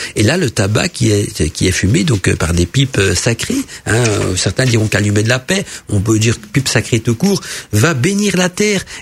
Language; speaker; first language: French; non-native, fluent; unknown